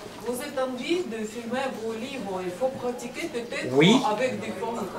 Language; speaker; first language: French; non-native, learner; Russian